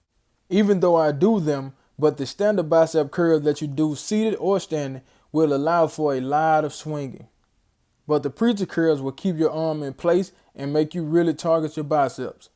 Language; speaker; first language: English; native; English